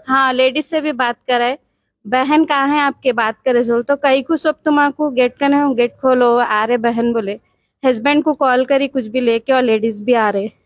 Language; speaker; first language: Hindi; non-native, local second language; Urdu